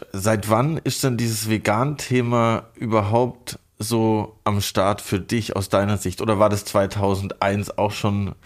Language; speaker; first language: German; native; German